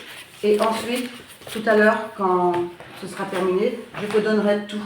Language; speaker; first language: French; native; French